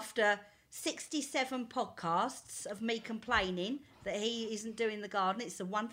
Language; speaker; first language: English; native; English